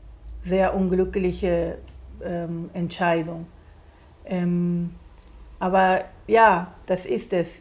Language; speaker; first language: German; non-native, fluent; Spanish